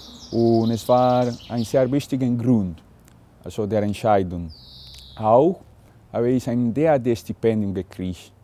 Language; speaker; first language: German; non-native, fluent; Spanish